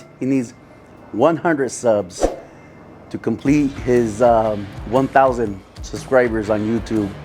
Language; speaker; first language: English; native; English